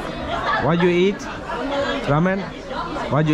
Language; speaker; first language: English; non-native, learner; Turkish